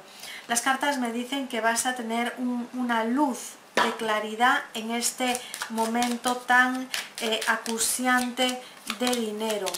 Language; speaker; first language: Spanish; native; Spanish